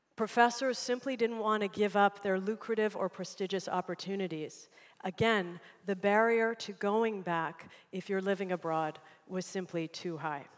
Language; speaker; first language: English; native; English